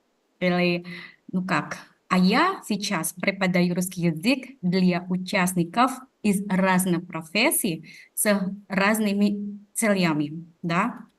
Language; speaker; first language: Russian; non-native, fluent; Indonesian